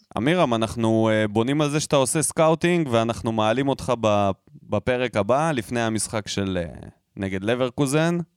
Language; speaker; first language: Hebrew; native; Hebrew